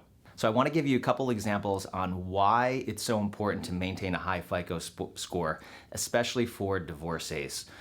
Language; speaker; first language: English; native; English